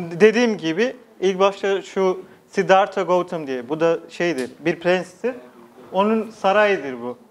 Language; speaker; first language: Turkish; non-native, fluent; Nepali